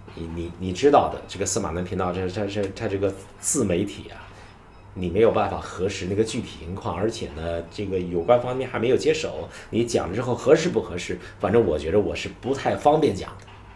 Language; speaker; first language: Chinese; native; Chinese